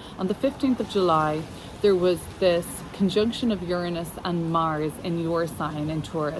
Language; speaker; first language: English; native; English